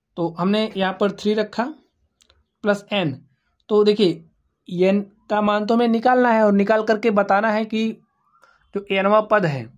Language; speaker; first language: Hindi; native; Hindi